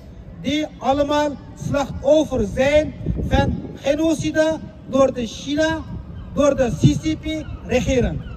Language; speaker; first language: Dutch; non-native, fluent; Uyghur